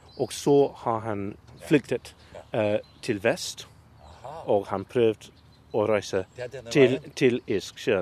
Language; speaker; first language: Norwegian; non-native, learner; English